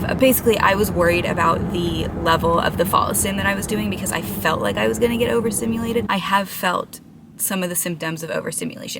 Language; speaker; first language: English; native; English